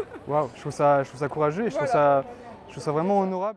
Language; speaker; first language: French; native; French